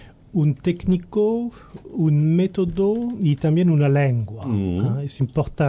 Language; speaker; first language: Spanish; non-native, learner; French